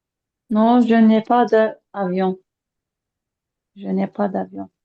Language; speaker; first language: French; non-native, learner; Azerbaijani